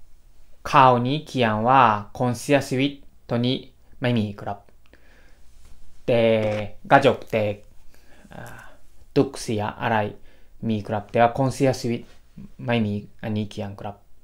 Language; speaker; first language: Thai; non-native, fluent; Japanese